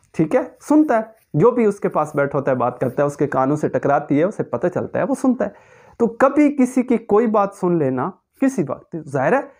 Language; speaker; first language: Urdu; native; Urdu